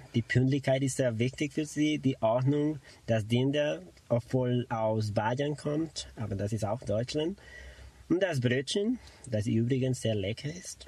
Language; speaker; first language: German; non-native, fluent; Spanish